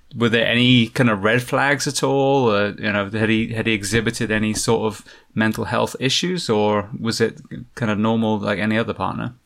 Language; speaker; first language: English; native; English